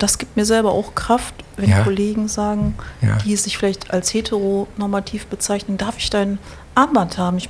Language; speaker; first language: German; native; German